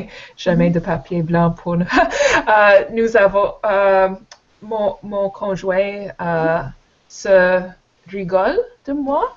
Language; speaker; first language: French; non-native, learner; English